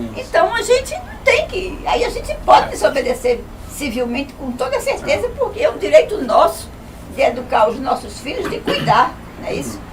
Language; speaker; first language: Portuguese; native; Portuguese